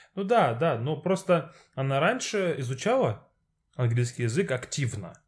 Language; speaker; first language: Russian; native; Russian